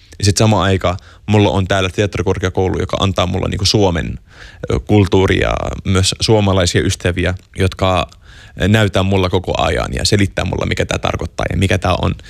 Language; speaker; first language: Finnish; non-native, fluent; Arabic